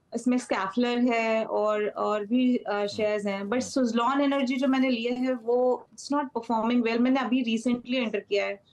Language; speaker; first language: Hindi; native; Hindi